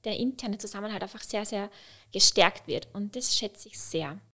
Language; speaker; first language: German; native; German